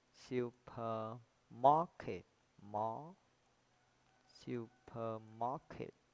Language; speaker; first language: English; non-native, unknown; Vietnamese